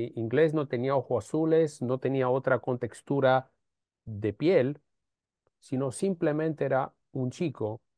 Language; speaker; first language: Spanish; non-native, fluent; Romanian